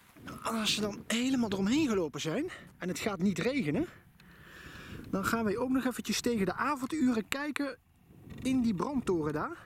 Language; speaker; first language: Dutch; native; Dutch